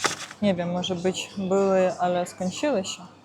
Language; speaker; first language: Polish; non-native, learner; Ukrainian